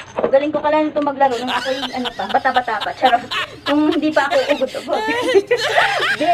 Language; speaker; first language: Filipino; native; Filipino